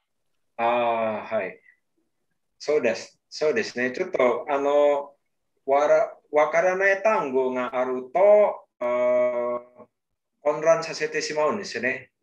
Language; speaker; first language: Japanese; non-native, learner; Indonesian